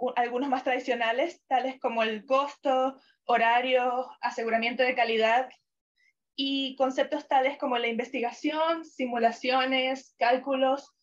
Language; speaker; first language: Spanish; non-native, fluent; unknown